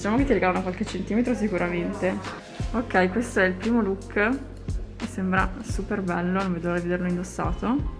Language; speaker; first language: Italian; native; Italian